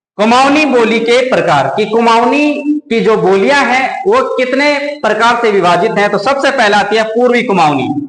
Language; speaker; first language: Hindi; native; Hindi